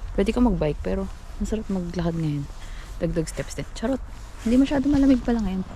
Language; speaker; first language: Filipino; native; Filipino